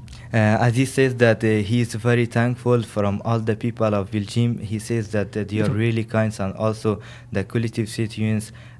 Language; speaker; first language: English; non-native, learner; Persian